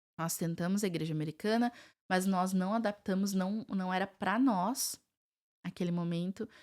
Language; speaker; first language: Portuguese; native; Portuguese